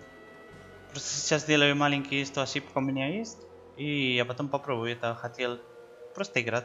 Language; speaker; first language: Russian; non-native, learner; Spanish